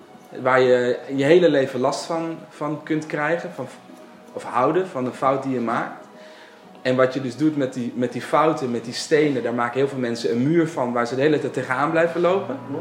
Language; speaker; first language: Dutch; native; Dutch